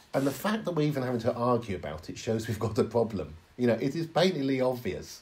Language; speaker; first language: English; native; English